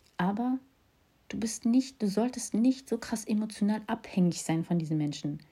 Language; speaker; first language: German; early bilingual, other home language; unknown